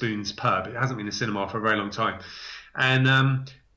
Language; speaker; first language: English; native; English